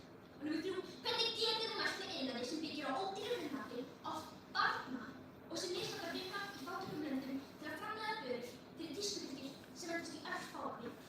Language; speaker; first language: Icelandic; native; Icelandic